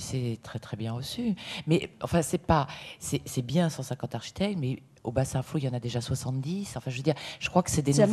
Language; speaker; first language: French; native; French